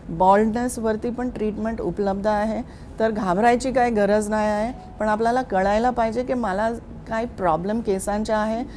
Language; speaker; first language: Marathi; non-native, local second language; Hindi